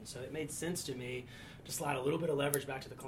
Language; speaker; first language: English; native; English